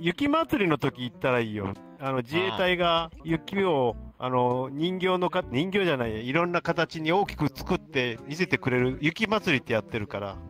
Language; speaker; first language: Japanese; native; Japanese